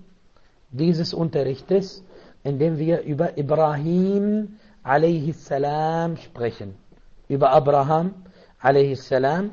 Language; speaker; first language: German; non-native, fluent; Arabic